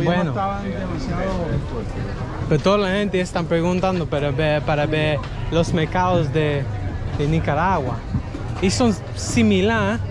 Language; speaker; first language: Spanish; non-native, learner; English